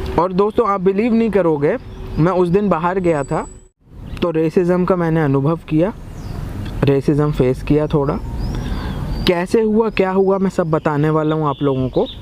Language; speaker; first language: Hindi; native; Hindi